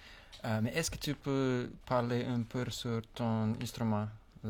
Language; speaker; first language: French; non-native, fluent; English